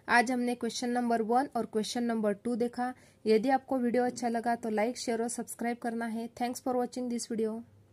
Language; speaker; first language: Hindi; non-native, local second language; Marathi